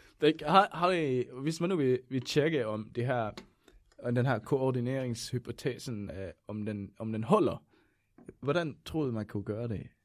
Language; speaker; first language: Danish; non-native, fluent; Swedish